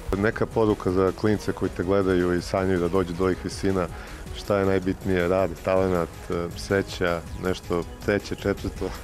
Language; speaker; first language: Serbian; native; Serbian